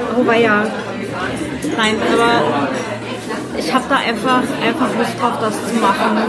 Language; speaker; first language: German; native; German